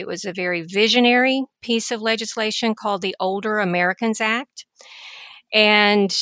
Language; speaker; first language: English; native; English